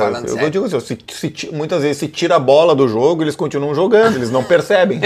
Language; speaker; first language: Portuguese; native; Portuguese